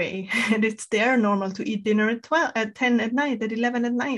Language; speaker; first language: English; non-native, fluent; German